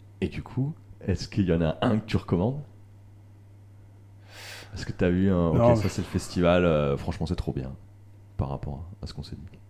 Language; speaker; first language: French; native; French